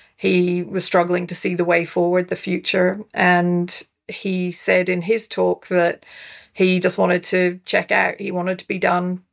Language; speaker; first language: English; native; English